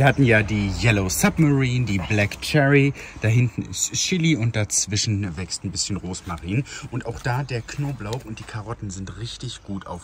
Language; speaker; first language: German; native; German